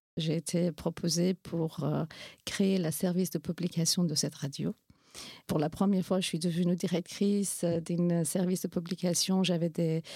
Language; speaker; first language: French; non-native, fluent; Kurdish